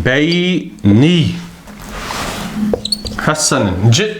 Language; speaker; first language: Arabic; non-native, fluent; English